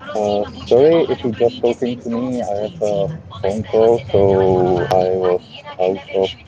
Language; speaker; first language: English; non-native, fluent; Czech